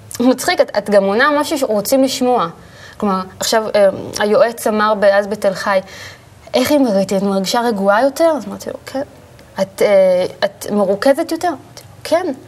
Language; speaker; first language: Hebrew; native; Hebrew